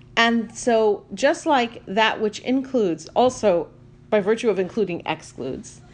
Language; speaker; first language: English; native; English